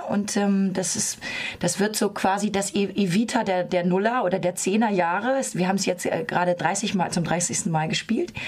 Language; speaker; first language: German; native; German